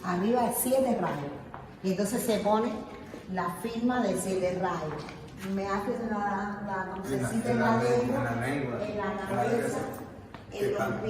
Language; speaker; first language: Spanish; native; Spanish